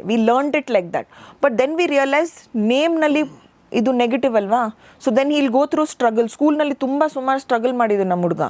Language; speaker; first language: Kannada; non-native, local second language; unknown